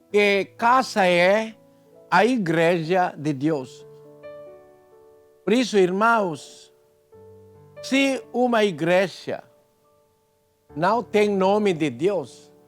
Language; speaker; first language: Portuguese; non-native, fluent; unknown